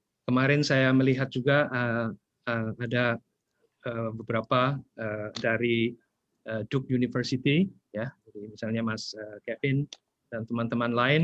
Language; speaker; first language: Indonesian; native; Indonesian